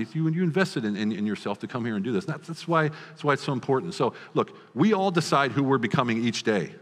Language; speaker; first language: English; native; English